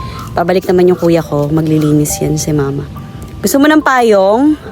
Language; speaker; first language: Filipino; native; Filipino